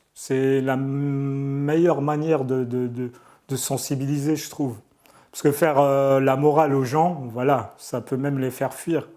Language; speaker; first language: French; early bilingual, other home language; Arabic